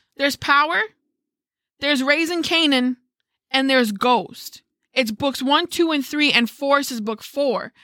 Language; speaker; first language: English; early bilingual, other home language; Spanish